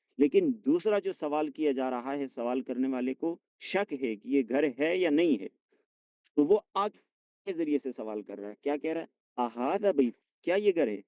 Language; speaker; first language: Urdu; non-native, local second language; Punjabi